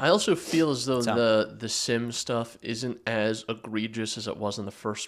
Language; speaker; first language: English; native; English